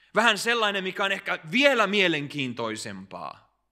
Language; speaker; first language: Finnish; early bilingual, heritage; Finnish